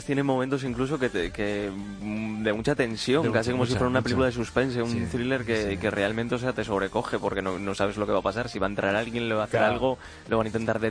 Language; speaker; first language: Spanish; native; Spanish